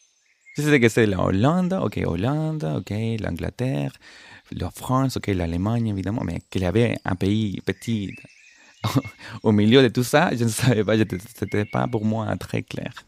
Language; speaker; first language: French; non-native, fluent; Spanish